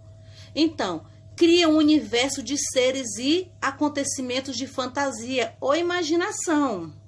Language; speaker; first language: Portuguese; native; Portuguese